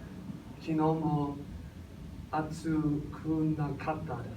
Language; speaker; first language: Japanese; non-native, learner; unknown